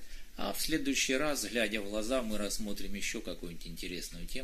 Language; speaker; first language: Russian; native; Russian